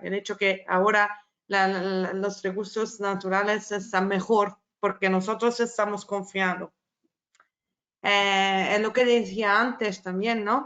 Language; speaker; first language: Spanish; non-native, fluent; Italian